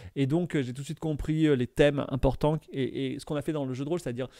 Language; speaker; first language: French; native; French